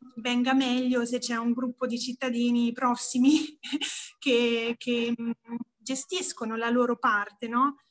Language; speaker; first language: Italian; native; Italian